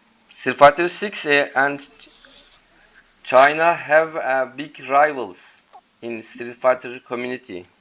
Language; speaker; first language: English; non-native, learner; Turkish